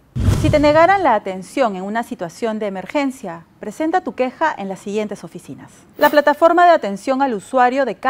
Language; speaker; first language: Spanish; native; Spanish